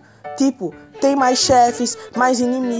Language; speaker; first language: Portuguese; native; Portuguese